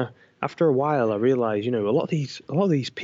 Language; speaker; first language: English; native; English